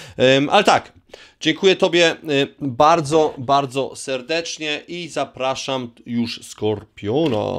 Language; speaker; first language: Polish; native; Polish